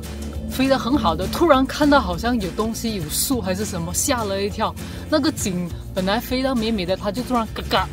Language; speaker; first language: Chinese; native; Chinese